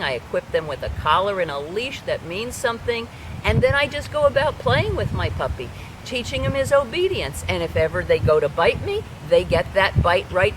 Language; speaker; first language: English; native; English